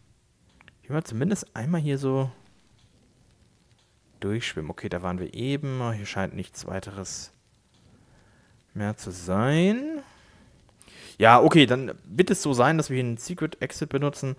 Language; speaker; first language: German; native; German